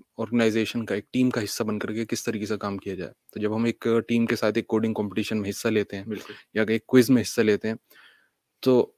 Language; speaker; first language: Urdu; native; Urdu